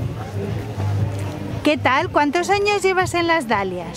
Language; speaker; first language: Spanish; native; Spanish